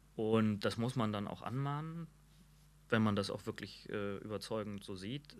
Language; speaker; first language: German; native; German